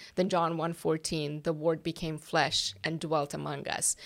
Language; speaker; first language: English; non-native, fluent; Persian